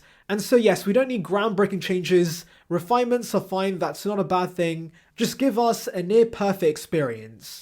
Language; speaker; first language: English; native; English